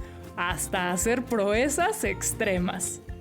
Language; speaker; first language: Spanish; native; Spanish